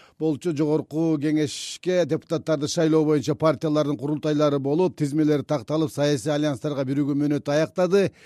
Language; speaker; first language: Kyrgyz; native; Kyrgyz